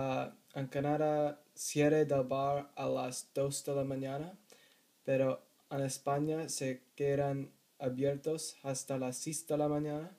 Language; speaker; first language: Spanish; non-native, learner; English